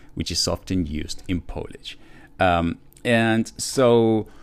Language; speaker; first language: English; non-native, fluent; Spanish